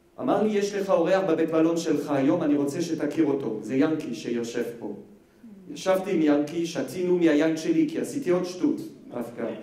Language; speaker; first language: Hebrew; non-native, fluent; French